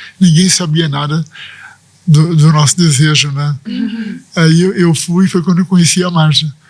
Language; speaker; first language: Portuguese; native; Portuguese